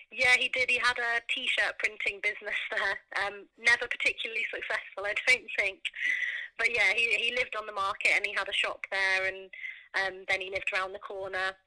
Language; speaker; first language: English; native; English